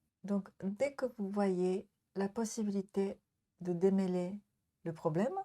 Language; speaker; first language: French; non-native, learner; Japanese